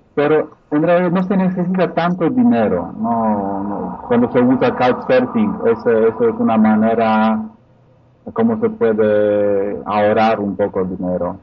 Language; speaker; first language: Spanish; non-native, fluent; Polish